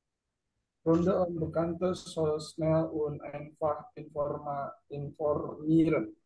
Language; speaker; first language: German; non-native, learner; Indonesian